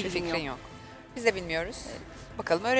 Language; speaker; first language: Turkish; native; Turkish